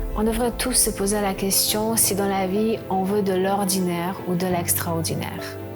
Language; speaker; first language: French; non-native, fluent; Polish